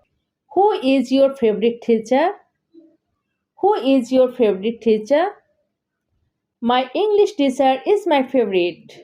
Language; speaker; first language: English; non-native, learner; Bangla